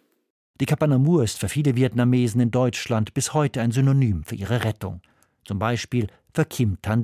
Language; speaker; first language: German; native; German